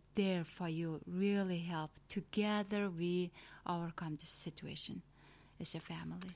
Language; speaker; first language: English; non-native, learner; Mongolian